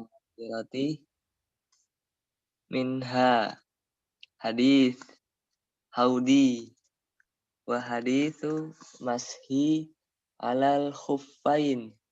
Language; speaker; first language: Arabic; non-native, learner; Indonesian